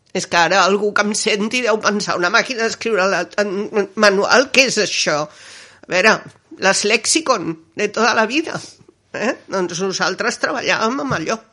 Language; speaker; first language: Catalan; native; Catalan